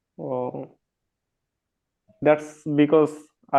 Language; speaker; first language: English; non-native, learner; Bangla